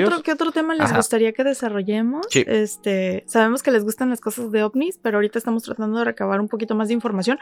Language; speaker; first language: Spanish; native; Spanish